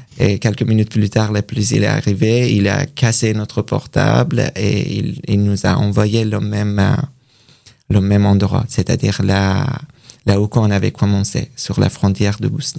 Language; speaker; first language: French; non-native, learner; Persian